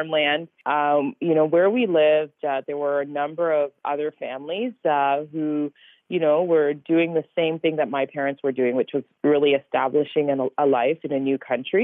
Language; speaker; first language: English; native; English